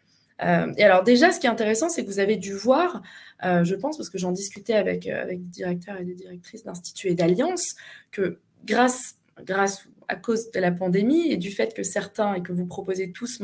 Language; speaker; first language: French; native; French